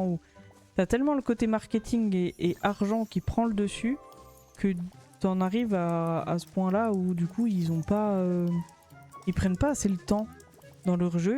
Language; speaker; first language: French; native; French